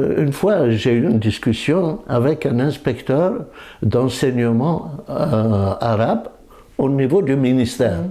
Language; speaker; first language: French; non-native, local second language; Kabyle